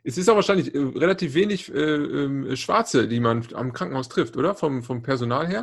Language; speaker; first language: German; native; German